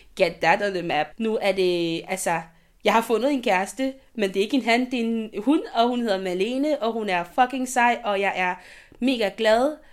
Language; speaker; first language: Danish; early bilingual, other home language; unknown